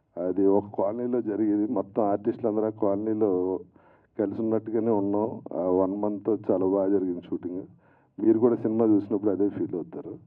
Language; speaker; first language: Telugu; native; Telugu